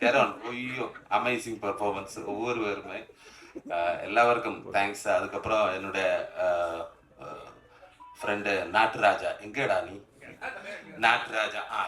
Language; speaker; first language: Tamil; non-native, learner; Malayalam